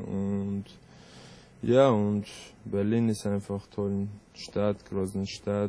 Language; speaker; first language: German; early bilingual, other home language; Armenian